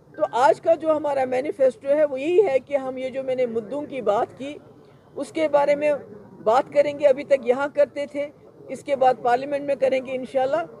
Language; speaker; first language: Urdu; non-native, local second language; Kashmiri